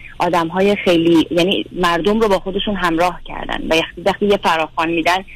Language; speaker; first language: Persian; native; Persian